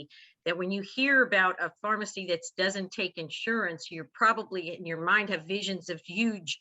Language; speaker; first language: English; native; English